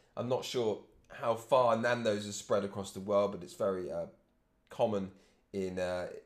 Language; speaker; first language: English; native; English